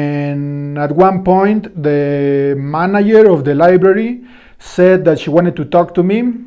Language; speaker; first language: English; non-native, fluent; Spanish